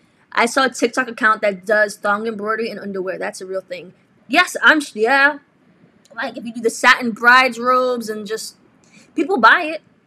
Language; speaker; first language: English; early bilingual, other home language; Spanish